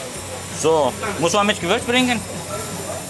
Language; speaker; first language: German; non-native, learner; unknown